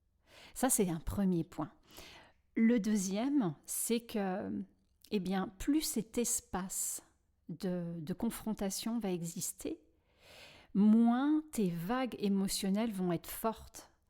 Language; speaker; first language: French; native; French